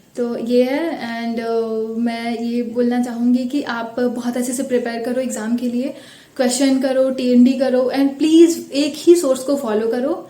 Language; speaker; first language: Hindi; native; Hindi